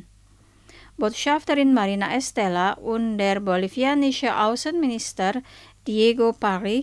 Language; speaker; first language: German; non-native, fluent; Indonesian